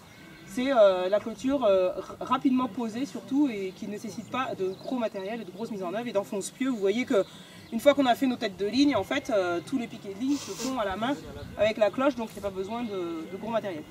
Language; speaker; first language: French; native; French